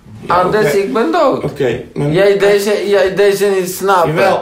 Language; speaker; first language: Dutch; non-native, learner; Polish